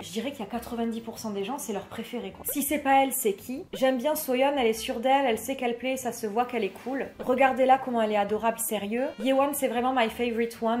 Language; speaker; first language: French; native; French